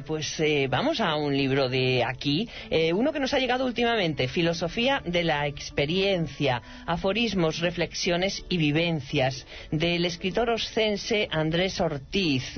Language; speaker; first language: Spanish; native; Spanish